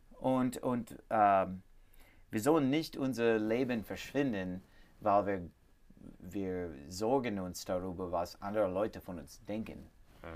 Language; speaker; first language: German; non-native, learner; English